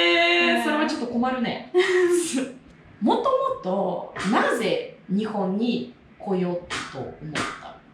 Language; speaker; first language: Japanese; non-native, fluent; Russian